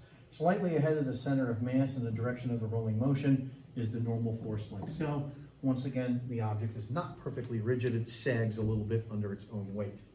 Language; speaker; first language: English; native; English